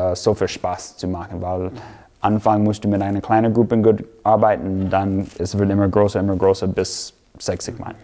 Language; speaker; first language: German; non-native, fluent; English